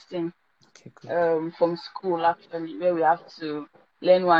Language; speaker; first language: English; non-native, local second language; Igbo